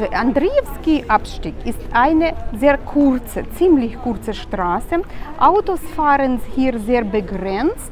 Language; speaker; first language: German; non-native, learner; Russian